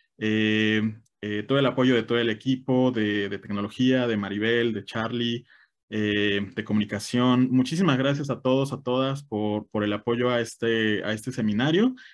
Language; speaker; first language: Spanish; native; Spanish